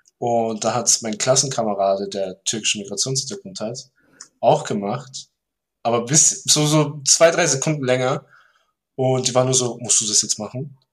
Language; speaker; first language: German; early bilingual, other home language; Turkish